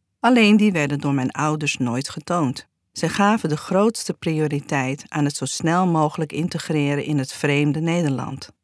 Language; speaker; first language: Dutch; native; Dutch